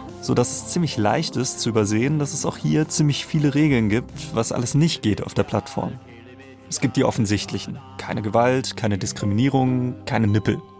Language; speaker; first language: German; native; German